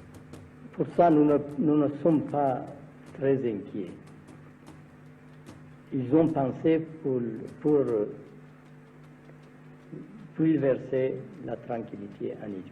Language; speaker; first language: French; non-native, learner; Amharic